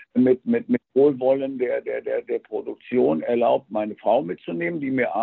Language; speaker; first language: German; early bilingual, other home language; Spanish